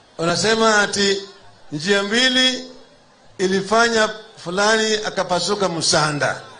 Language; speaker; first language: Swahili; non-native, local second language; Luo (Kenya and Tanzania)